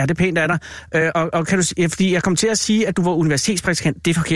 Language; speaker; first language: Danish; native; Danish